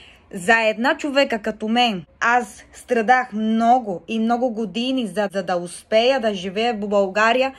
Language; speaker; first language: Bulgarian; non-native, learner; Spanish